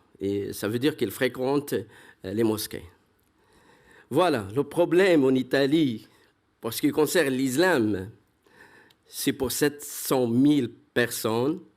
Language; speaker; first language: French; non-native, fluent; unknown